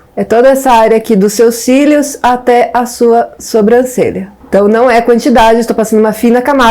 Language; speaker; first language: Portuguese; native; Portuguese